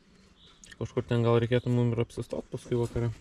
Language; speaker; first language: Lithuanian; native; Lithuanian